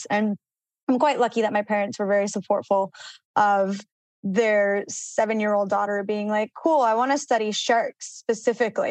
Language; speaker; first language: English; early bilingual, other home language; Spanish